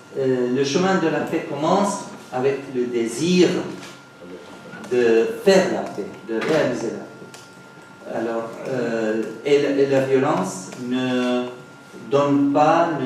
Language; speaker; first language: French; non-native, fluent; Arabic